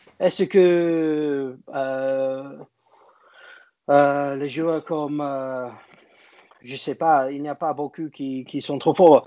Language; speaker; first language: French; non-native, learner; English